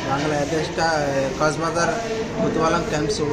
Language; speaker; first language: Hindi; non-native, learner; Rohingya